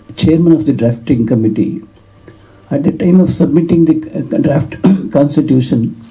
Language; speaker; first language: English; non-native, local second language; Kannada